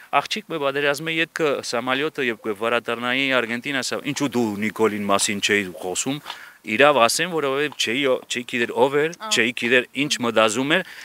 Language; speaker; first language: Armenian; early bilingual, heritage; Armenian